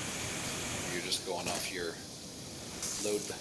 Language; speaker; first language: English; native; English